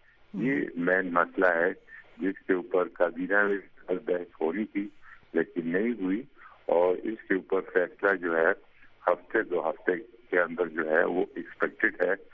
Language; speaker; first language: Urdu; native; Urdu